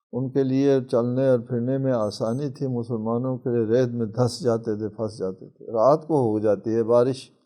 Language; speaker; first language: Urdu; non-native, local second language; Balti